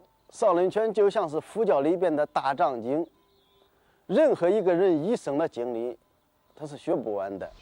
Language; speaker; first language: Chinese; native; Chinese